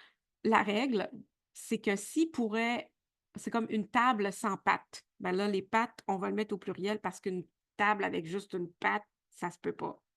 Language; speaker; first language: French; native; French